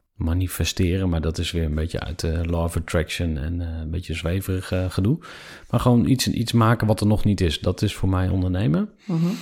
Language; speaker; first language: Dutch; native; Dutch